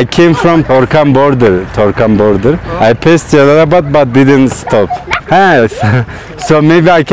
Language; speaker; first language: English; non-native, learner; Turkish